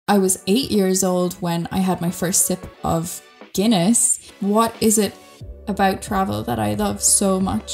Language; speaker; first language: English; native; English